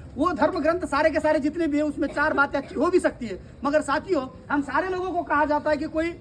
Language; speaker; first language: Hindi; non-native, local second language; Marathi